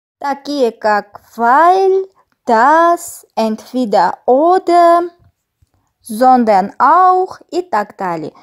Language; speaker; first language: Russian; non-native, fluent; Armenian